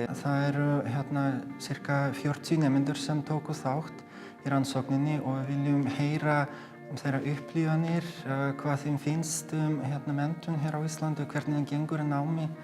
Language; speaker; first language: Icelandic; non-native, fluent; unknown